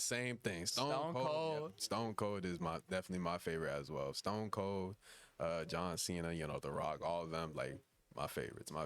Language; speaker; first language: English; native; English